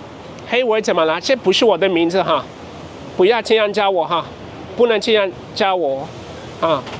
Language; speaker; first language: Chinese; non-native, fluent; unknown